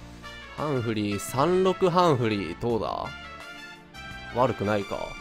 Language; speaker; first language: Japanese; native; Japanese